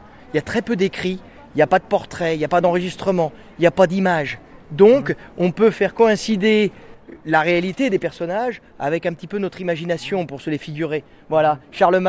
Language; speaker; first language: French; native; French